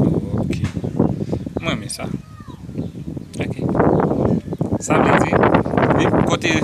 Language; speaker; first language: French; non-native, local second language; Haitian Creole